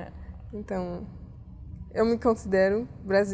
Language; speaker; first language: Portuguese; early bilingual, heritage; Portuguese